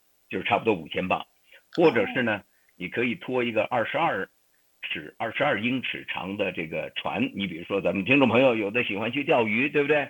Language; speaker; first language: Chinese; native; Chinese